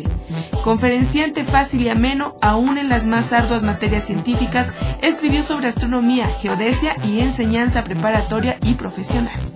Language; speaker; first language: Spanish; native; Spanish